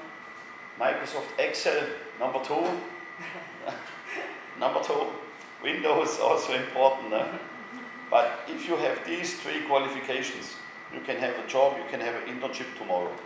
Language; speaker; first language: English; non-native, fluent; German